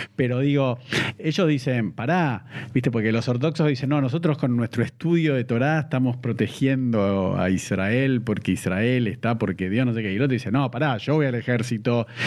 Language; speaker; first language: Spanish; native; Spanish